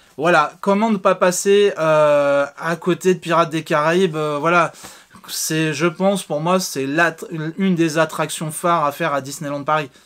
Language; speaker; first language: French; native; French